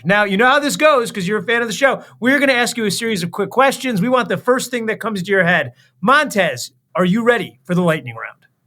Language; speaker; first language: English; native; English